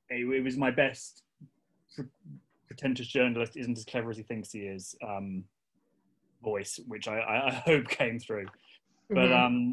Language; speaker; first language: English; native; English